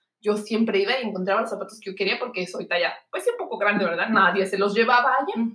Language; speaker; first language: Spanish; native; Spanish